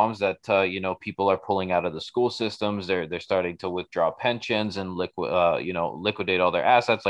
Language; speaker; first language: English; native; English